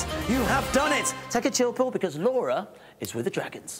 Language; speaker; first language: English; native; English